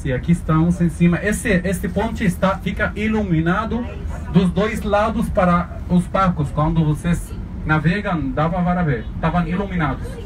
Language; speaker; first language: Portuguese; non-native, learner; Arabic